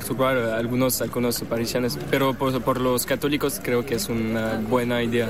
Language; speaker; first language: Spanish; non-native, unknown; French